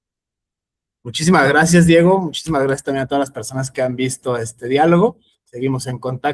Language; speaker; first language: Spanish; native; Spanish